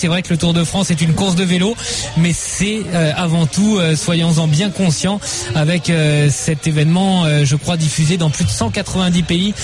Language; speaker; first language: French; native; French